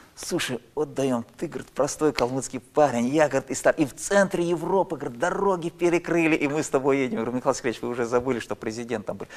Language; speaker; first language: Russian; native; Russian